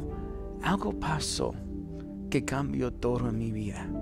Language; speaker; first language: Spanish; non-native, fluent; English